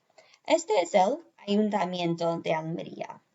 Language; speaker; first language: Spanish; non-native, fluent; English